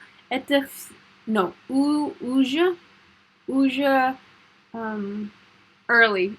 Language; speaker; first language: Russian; non-native, learner; English